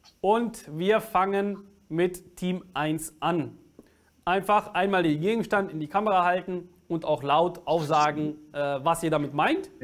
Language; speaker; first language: German; native; German